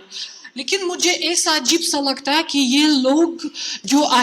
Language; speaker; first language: Hindi; non-native, fluent; Russian